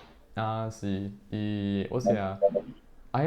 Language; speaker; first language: Spanish; non-native, fluent; Portuguese